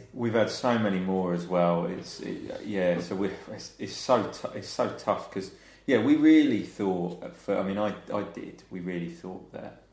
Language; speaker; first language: English; native; English